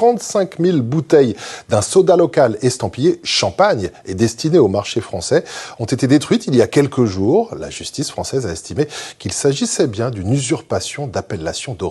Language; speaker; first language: French; native; French